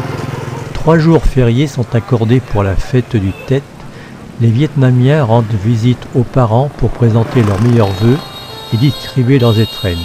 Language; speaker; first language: French; native; French